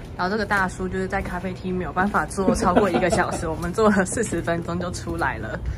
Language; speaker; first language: Chinese; native; Chinese